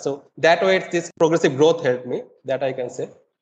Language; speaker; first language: English; non-native, local second language; Bangla